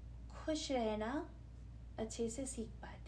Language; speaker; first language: Hindi; non-native, local second language; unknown